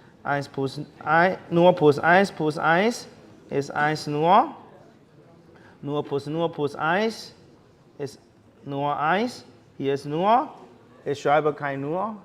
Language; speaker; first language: German; non-native, learner; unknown